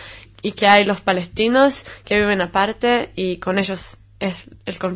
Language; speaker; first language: Spanish; non-native, fluent; Hebrew